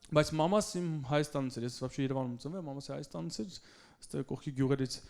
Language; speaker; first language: Armenian; early bilingual, heritage; Russian